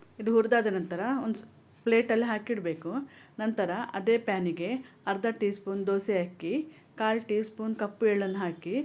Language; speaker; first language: Kannada; non-native, local second language; Konkani